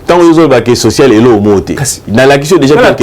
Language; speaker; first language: French; non-native, local second language; Lingala